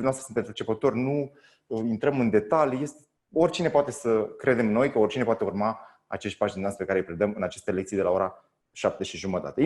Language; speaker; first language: Romanian; native; Romanian